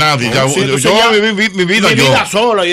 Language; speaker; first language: Spanish; native; Spanish